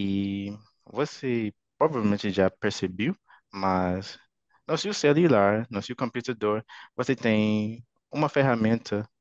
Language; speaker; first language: Portuguese; non-native, fluent; English